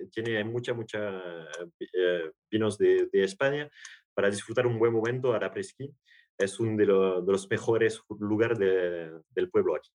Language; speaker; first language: Spanish; non-native, learner; French